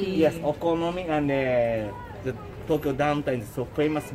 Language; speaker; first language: English; non-native, learner; Japanese